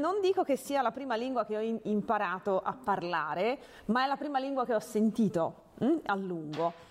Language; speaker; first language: Italian; early bilingual, other home language; Hungarian